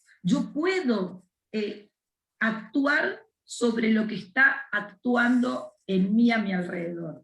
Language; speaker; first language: Spanish; native; Spanish